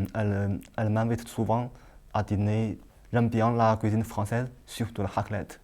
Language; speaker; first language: French; non-native, learner; Chinese